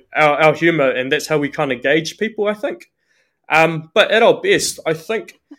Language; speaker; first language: English; native; English